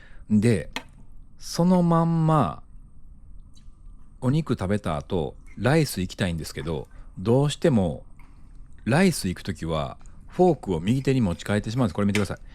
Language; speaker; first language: Japanese; native; Japanese